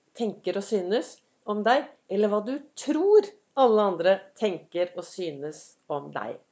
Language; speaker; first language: Norwegian; native; Norwegian